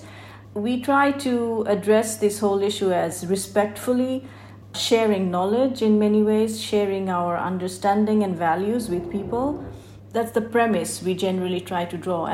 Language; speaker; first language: English; non-native, local second language; Bangla